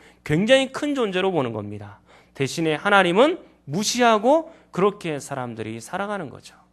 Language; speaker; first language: Korean; native; Korean